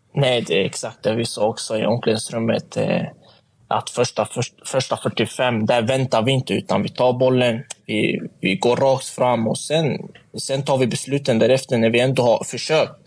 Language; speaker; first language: Swedish; native; Swedish